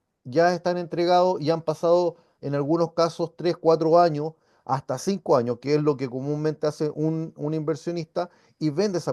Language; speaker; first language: Spanish; native; Spanish